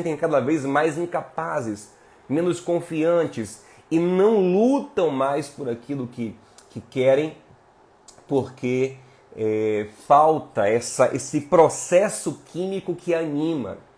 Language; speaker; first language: Portuguese; native; Portuguese